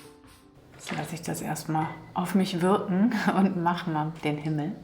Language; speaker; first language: German; native; German